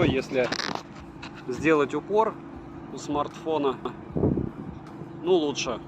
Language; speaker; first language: Russian; native; Russian